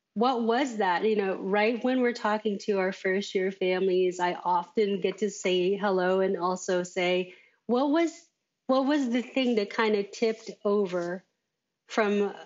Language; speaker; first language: English; native; English